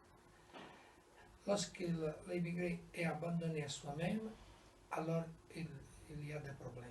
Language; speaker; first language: French; non-native, fluent; Italian